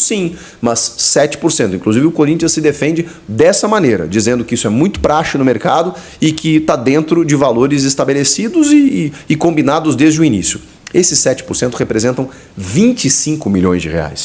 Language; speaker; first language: Portuguese; native; Portuguese